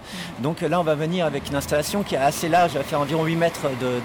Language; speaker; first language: French; native; French